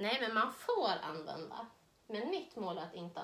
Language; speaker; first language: Swedish; native; Swedish